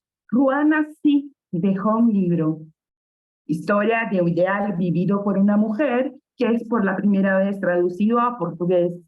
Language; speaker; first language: Spanish; non-native, fluent; Portuguese